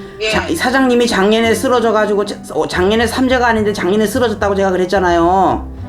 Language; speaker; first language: Korean; native; Korean